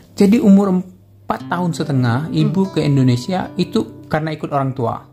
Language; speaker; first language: Indonesian; native; Indonesian